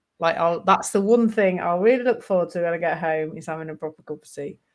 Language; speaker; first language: English; native; English